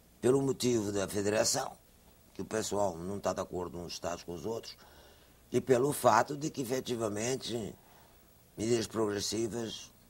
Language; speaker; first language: Portuguese; native; Portuguese